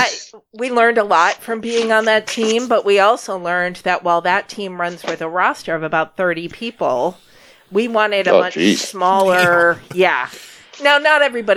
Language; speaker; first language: English; native; English